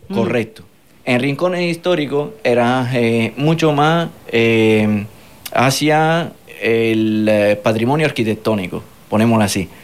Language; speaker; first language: Spanish; non-native, fluent; Italian